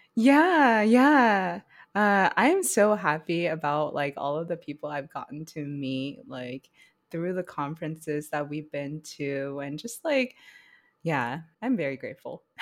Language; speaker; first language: English; early bilingual, other home language; Chinese